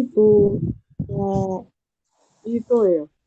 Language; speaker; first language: Korean; non-native, learner; Indonesian